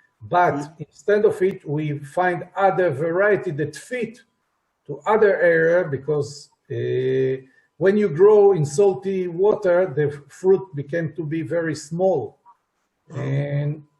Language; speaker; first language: English; non-native, fluent; Hebrew